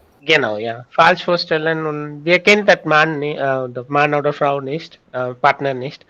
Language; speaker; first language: German; non-native, learner; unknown